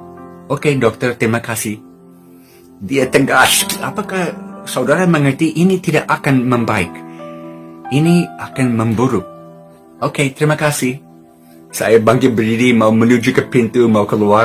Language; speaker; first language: Indonesian; non-native, fluent; English